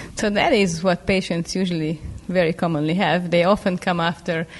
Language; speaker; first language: English; non-native, fluent; Hungarian